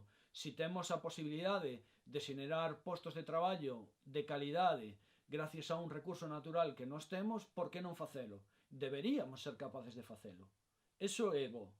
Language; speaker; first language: Galician; non-native, local second language; Spanish